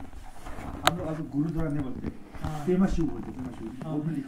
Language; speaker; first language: Hindi; non-native, local second language; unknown